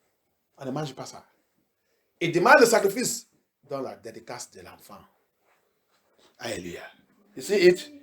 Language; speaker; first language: French; non-native, learner; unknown